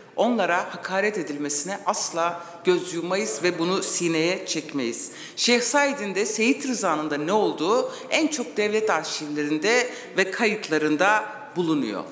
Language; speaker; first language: Turkish; non-native, local second language; Kurdish